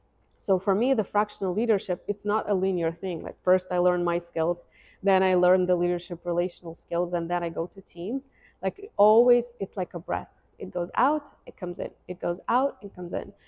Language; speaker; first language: English; non-native, fluent; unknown